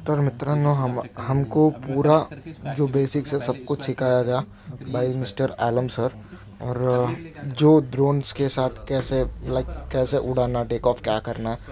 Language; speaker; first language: Hindi; non-native, local second language; Marathi